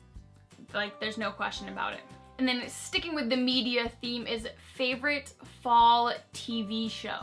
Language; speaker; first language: English; native; English